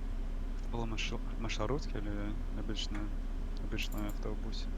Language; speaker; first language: Russian; non-native, learner; English